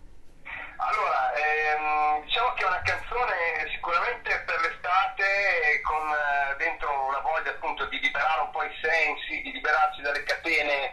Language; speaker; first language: Italian; native; Italian